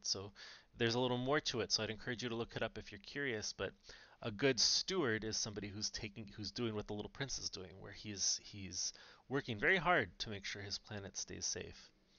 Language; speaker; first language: English; native; English